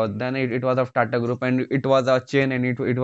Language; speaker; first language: English; non-native, local second language; Hindi